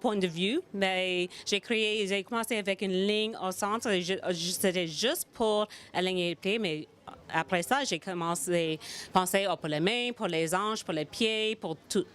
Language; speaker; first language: French; non-native, fluent; English